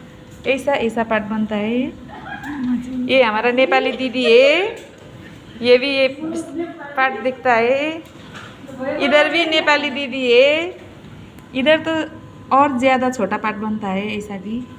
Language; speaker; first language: Hindi; non-native, learner; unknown